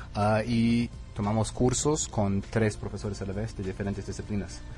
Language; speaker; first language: Spanish; non-native, fluent; English